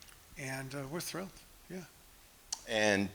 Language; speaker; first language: English; native; English